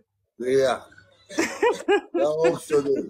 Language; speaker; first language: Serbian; early bilingual, heritage; Bosnian